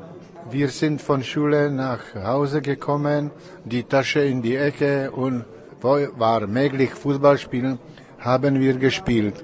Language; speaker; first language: German; non-native, learner; Czech